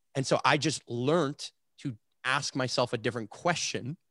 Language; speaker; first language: English; native; English